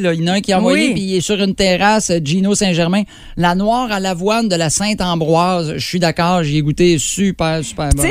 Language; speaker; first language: French; native; French